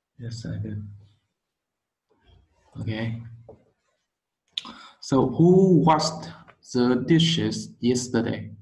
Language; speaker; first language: English; non-native, learner; Vietnamese